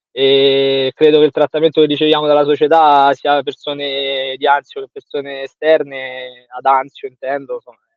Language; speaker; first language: Italian; native; Italian